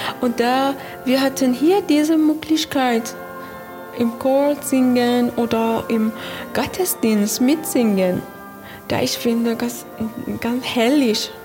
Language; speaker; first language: German; non-native, learner; Persian